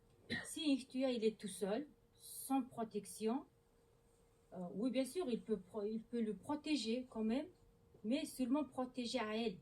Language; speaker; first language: French; non-native, learner; Mongolian